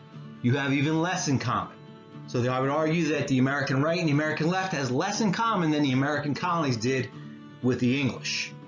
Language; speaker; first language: English; native; English